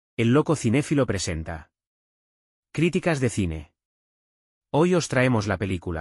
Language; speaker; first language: Spanish; native; Spanish